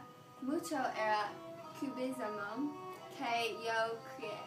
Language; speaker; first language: Spanish; non-native, learner; English